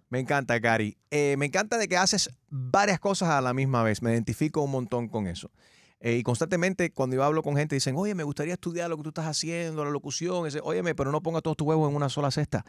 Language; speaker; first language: Spanish; early bilingual, heritage; Spanish